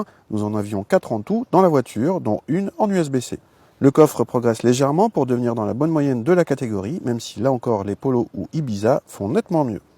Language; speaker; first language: French; native; French